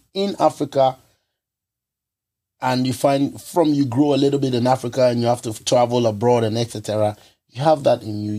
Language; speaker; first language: English; non-native, local second language; Ewe